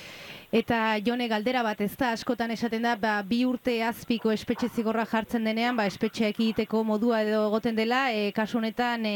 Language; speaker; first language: Basque; native; Basque